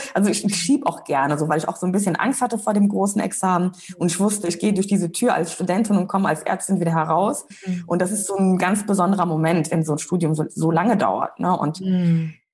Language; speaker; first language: German; early bilingual, other home language; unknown